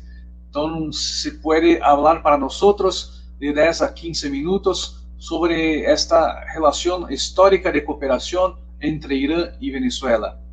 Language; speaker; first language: Spanish; non-native, learner; Portuguese